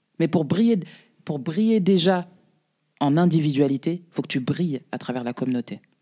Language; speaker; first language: French; native; French